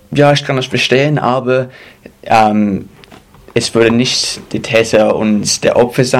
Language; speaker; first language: German; non-native, fluent; English